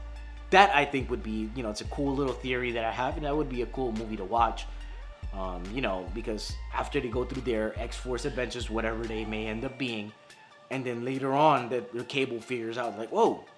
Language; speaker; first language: English; native; English